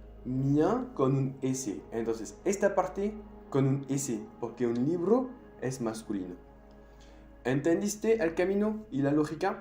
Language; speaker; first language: Spanish; non-native, fluent; French